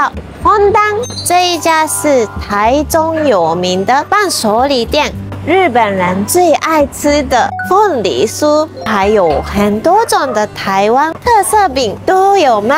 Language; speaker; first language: Chinese; non-native, fluent; Japanese